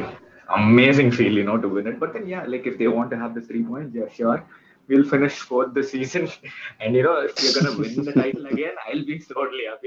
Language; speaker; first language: English; non-native, local second language; Tamil